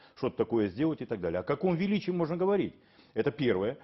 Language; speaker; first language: Russian; native; Russian